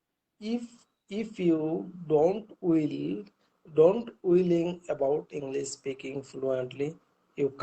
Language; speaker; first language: English; non-native, learner; Bangla